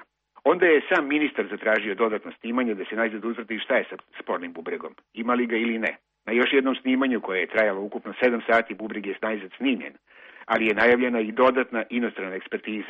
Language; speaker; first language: Croatian; native; Croatian